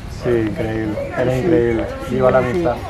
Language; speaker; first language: Spanish; native; Spanish